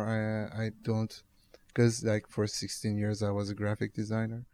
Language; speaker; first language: English; non-native, fluent; Persian